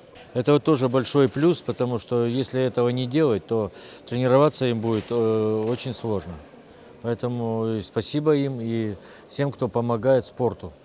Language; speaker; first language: Russian; native; Russian